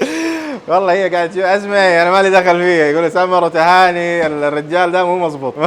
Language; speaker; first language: Arabic; native; Arabic